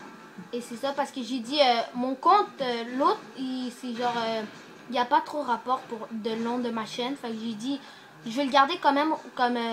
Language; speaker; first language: French; native; French